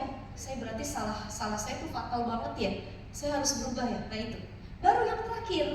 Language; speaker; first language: Indonesian; native; Indonesian